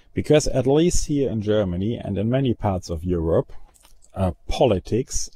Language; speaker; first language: English; non-native, fluent; German